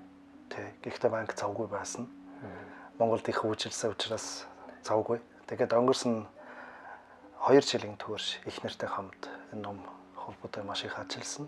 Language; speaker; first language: Mongolian; non-native, fluent; German